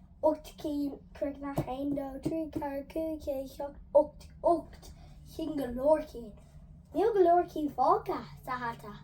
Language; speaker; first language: Irish; non-native, learner; English